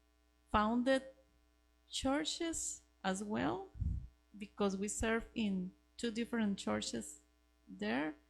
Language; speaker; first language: English; non-native, learner; Spanish